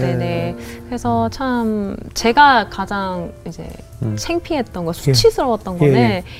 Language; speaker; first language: Korean; non-native, fluent; English